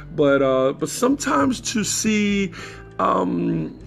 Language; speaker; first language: English; native; English